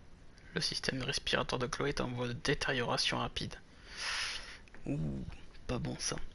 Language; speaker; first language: French; native; French